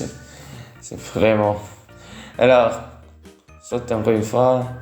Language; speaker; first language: French; non-native, learner; Vietnamese